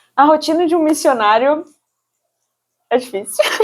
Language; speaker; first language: Portuguese; native; Portuguese